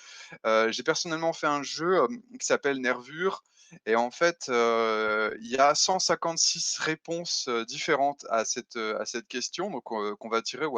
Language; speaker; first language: French; native; French